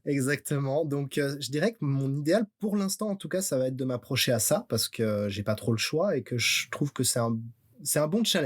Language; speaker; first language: French; native; French